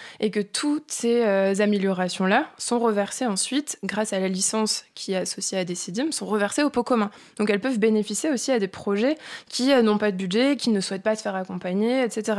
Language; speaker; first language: French; native; French